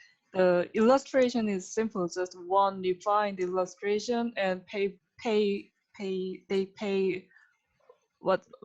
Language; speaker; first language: English; non-native, learner; Korean